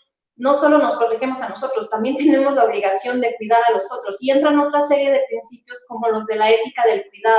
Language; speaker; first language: Spanish; native; Spanish